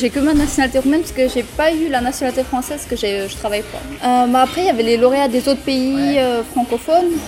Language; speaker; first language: French; early bilingual, other home language; Romanian